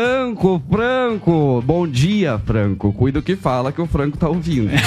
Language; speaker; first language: Portuguese; native; Portuguese